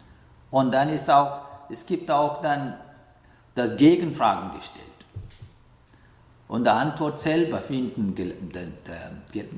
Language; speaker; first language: German; non-native, learner; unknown